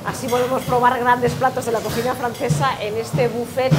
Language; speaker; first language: Spanish; native; Spanish